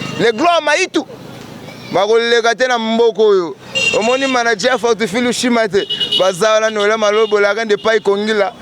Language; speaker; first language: Lingala; native; Lingala